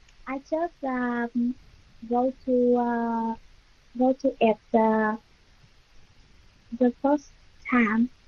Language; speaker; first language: English; non-native, learner; Vietnamese